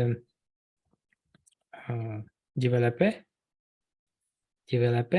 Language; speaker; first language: French; non-native, learner; Russian